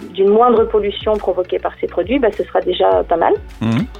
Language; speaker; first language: French; native; French